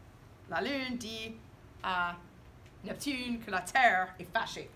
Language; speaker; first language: French; non-native, fluent; English